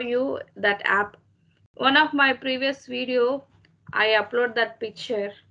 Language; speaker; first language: English; non-native, learner; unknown